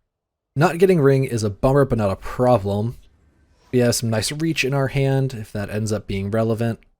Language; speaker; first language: English; native; English